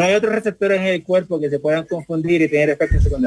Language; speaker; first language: Spanish; native; Spanish